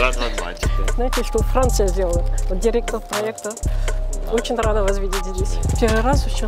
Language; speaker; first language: Russian; non-native, fluent; French